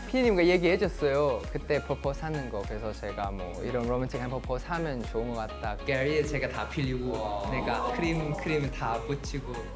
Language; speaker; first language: Korean; non-native, fluent; Thai